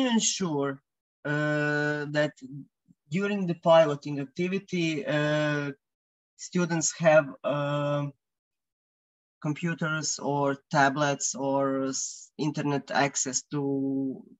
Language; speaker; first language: English; non-native, fluent; Croatian